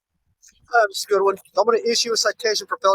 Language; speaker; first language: English; native; English